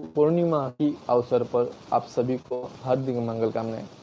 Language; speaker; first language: Hindi; non-native, local second language; Marathi